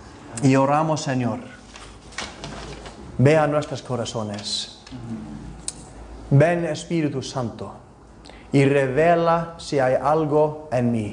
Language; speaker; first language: Spanish; non-native, fluent; Icelandic